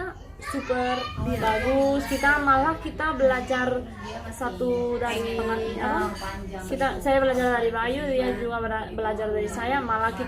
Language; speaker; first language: Indonesian; non-native, fluent; Spanish